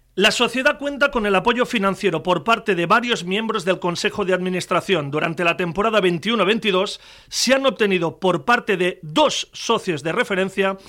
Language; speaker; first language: Spanish; non-native, local second language; Catalan